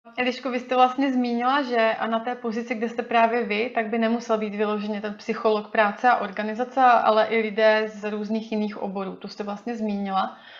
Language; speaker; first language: Czech; native; Czech